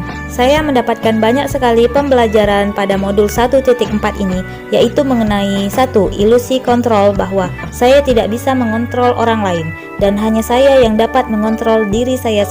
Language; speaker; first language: Indonesian; native; Indonesian